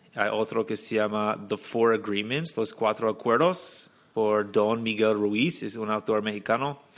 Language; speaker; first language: Spanish; non-native, fluent; English